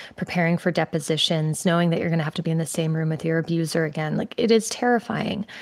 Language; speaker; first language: English; native; English